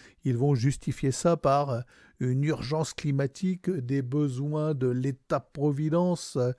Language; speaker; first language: French; native; French